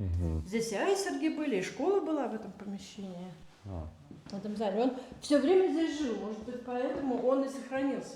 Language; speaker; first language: Russian; native; Russian